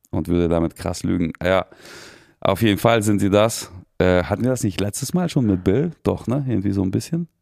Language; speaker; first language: German; early bilingual, other home language; Russian